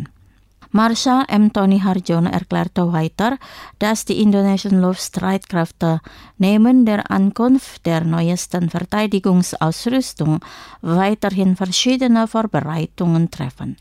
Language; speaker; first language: German; non-native, fluent; Indonesian